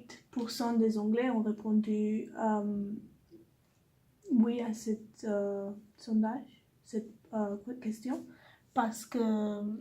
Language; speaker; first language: French; non-native, learner; English